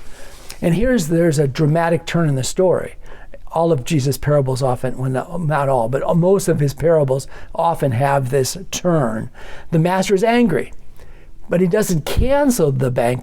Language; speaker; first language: English; native; English